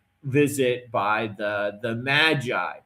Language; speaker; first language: English; native; English